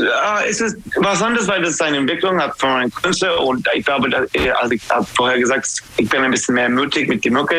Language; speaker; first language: German; non-native, learner; English